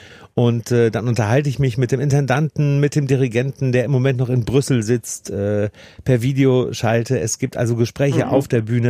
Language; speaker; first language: German; native; German